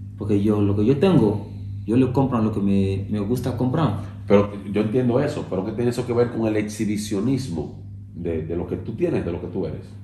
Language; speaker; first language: Spanish; native; Spanish